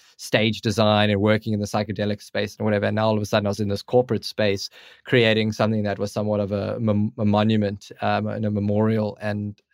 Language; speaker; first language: English; native; English